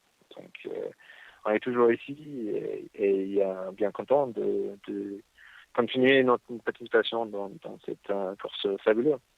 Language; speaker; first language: French; non-native, fluent; English